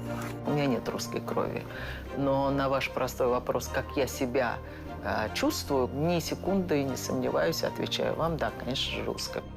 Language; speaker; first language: Russian; native; Russian